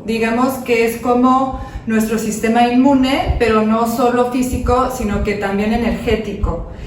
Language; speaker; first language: Spanish; non-native, fluent; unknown